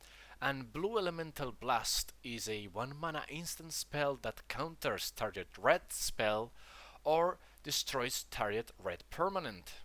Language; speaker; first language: English; non-native, fluent; Spanish